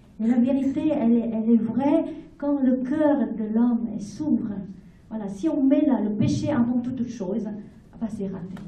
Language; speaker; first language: French; non-native, fluent; Vietnamese